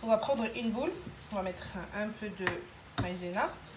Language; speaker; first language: French; non-native, local second language; Arabic